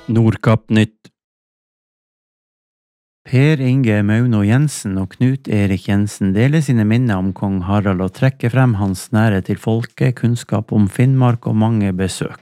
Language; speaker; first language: Norwegian; native; Norwegian